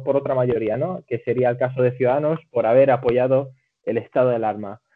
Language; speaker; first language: Spanish; early bilingual, other home language; Catalan